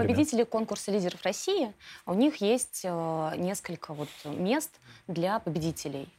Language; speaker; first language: Russian; native; Russian